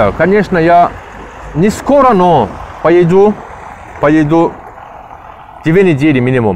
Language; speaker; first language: Russian; non-native, learner; Turkish